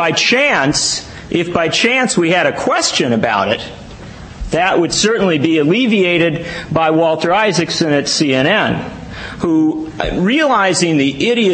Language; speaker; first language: English; native; English